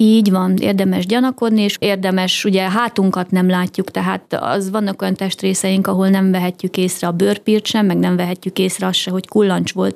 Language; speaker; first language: Hungarian; native; Hungarian